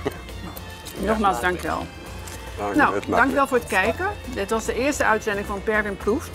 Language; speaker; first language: Dutch; native; Dutch